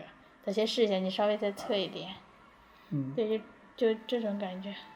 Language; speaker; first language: Chinese; native; Chinese